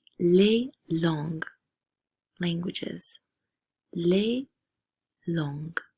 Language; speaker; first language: French; non-native, fluent; English